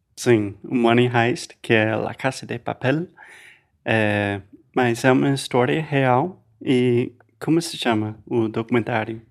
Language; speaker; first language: Portuguese; non-native, fluent; English